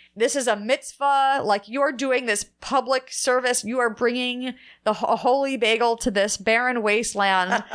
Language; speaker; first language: English; native; English